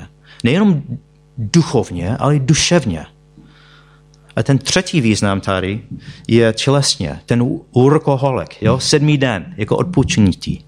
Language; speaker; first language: Czech; non-native, fluent; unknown